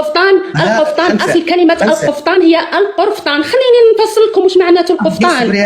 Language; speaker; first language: Arabic; native; Arabic